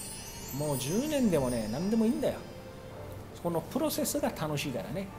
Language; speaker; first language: Japanese; non-native, fluent; Italian